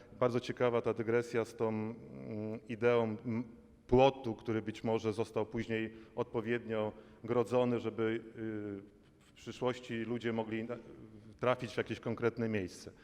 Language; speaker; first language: Polish; native; Polish